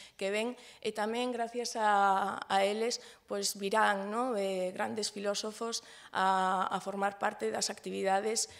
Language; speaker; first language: Galician; non-native, local second language; Spanish